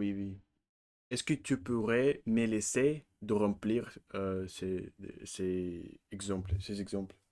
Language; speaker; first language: French; non-native, learner; Russian